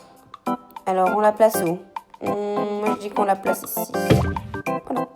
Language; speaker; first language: French; native; French